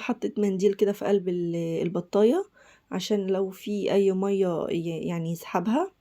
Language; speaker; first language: Arabic; native; Arabic